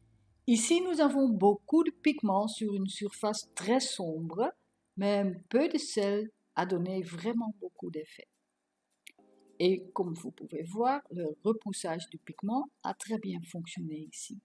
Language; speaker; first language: French; non-native, learner; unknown